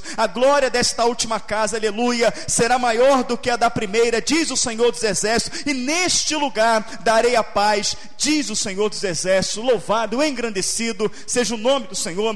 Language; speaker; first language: Portuguese; native; Portuguese